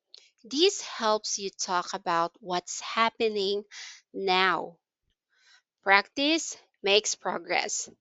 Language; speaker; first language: English; non-native, local second language; Filipino